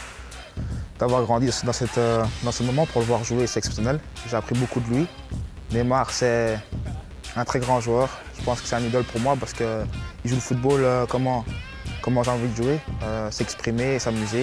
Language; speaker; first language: French; early bilingual, other home language; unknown